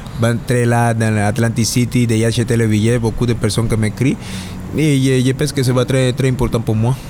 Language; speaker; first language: French; non-native, learner; Spanish